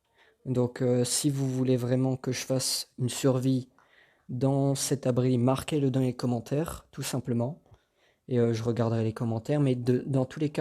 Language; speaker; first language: French; native; French